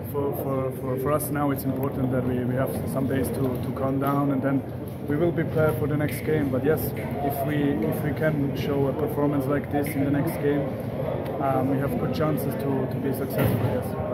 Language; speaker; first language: English; non-native, fluent; German